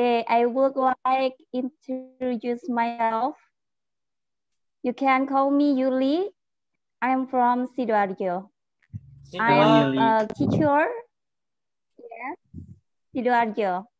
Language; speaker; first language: English; non-native, learner; Indonesian